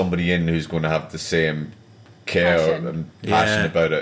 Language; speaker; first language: English; native; English